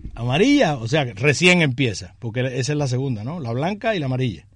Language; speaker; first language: Spanish; native; Spanish